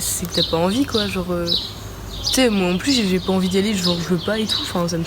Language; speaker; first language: French; native; French